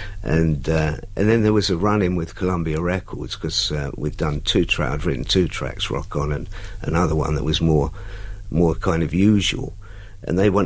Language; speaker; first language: English; native; English